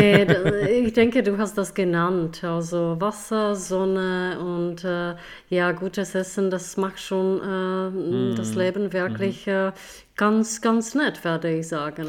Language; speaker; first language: German; non-native, fluent; Czech